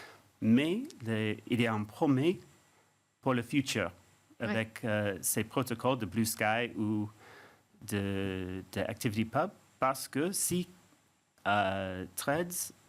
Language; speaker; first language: French; non-native, fluent; English